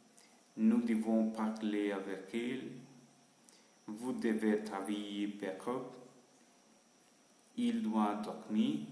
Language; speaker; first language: French; non-native, learner; Spanish